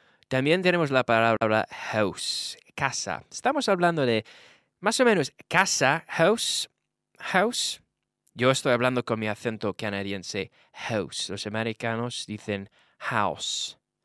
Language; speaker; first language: Spanish; non-native, fluent; English